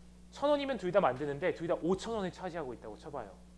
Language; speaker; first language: Korean; early bilingual, heritage; Korean